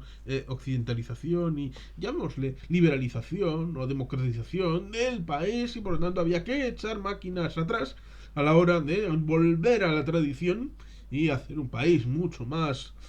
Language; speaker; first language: Spanish; native; Spanish